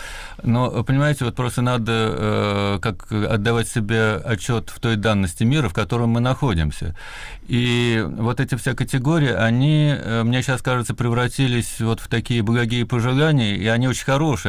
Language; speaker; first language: Russian; native; Russian